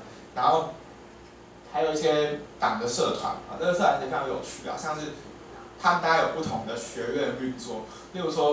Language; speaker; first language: Chinese; native; Chinese